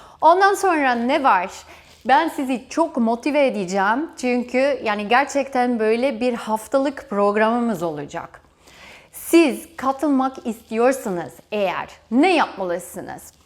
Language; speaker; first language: Turkish; non-native, fluent; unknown